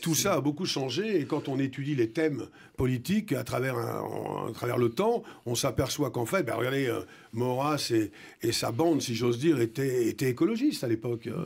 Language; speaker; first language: French; native; French